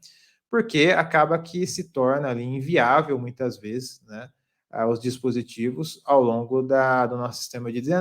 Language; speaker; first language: Portuguese; native; Portuguese